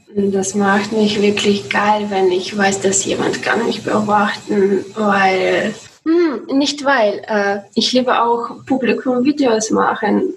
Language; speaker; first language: German; non-native, learner; Russian